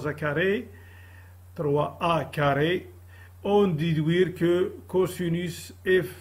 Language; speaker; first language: French; non-native, local second language; Arabic